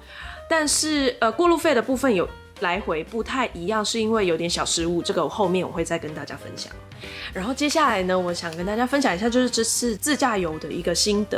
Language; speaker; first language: Chinese; native; Chinese